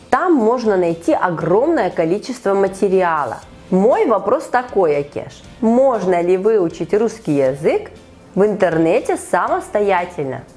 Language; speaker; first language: Russian; native; Russian